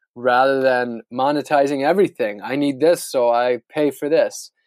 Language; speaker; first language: English; native; English